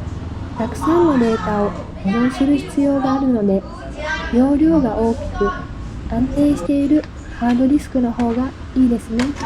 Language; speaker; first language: Japanese; non-native, fluent; Vietnamese